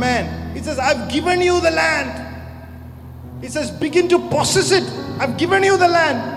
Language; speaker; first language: English; non-native, local second language; Malayalam